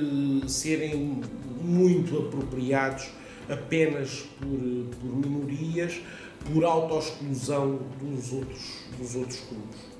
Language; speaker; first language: Portuguese; non-native, fluent; Italian